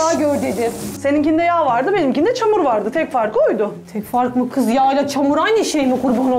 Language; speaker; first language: Turkish; native; Turkish